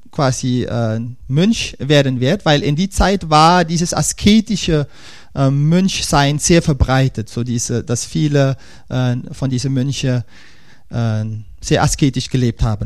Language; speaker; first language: German; non-native, fluent; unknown